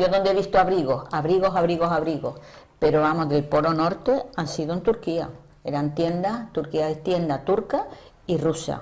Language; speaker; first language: Spanish; native; Spanish